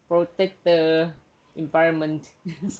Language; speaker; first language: English; non-native, learner; Vietnamese